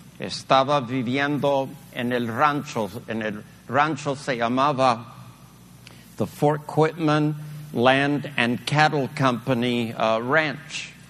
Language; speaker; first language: Spanish; early bilingual, heritage; Spanish